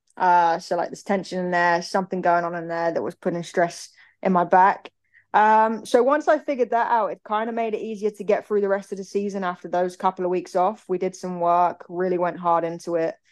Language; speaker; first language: English; native; English